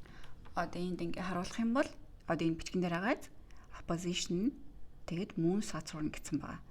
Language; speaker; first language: Mongolian; native; Mongolian